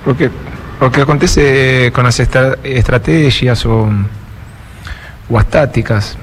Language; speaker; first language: Portuguese; non-native, fluent; Spanish